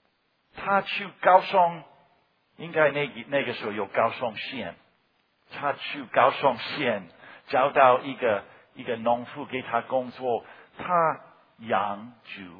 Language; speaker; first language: Chinese; non-native, fluent; English